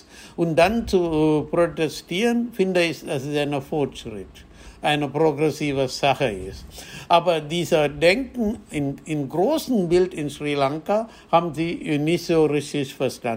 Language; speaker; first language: German; non-native, fluent; Tamil